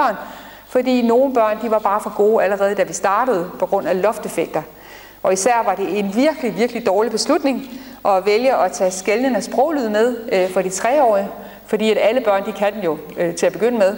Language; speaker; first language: Danish; native; Danish